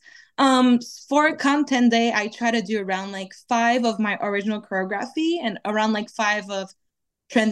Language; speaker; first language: English; non-native, fluent; French